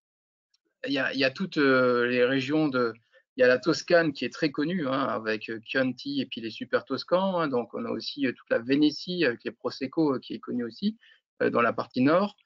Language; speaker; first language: French; native; French